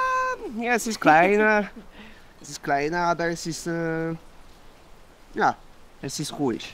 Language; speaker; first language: German; non-native, learner; French